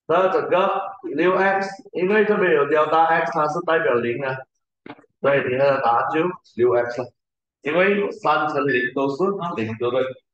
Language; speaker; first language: Chinese; native; Chinese